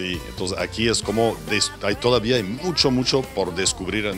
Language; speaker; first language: Spanish; non-native, fluent; French